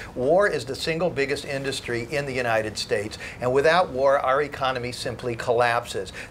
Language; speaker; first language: English; native; English